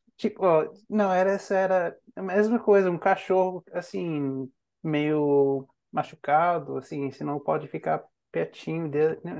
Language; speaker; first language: Portuguese; non-native, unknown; English